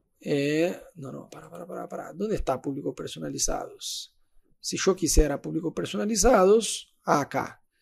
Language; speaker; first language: Spanish; non-native, fluent; Portuguese